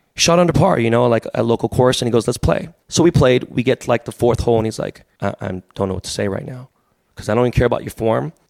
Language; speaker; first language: English; native; English